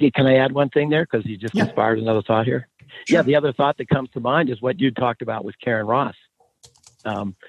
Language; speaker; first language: English; native; English